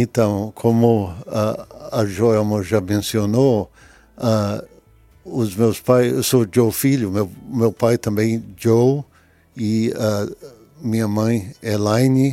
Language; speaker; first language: Portuguese; early bilingual, other home language; English